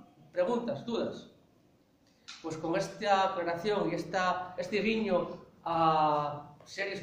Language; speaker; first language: Spanish; native; Spanish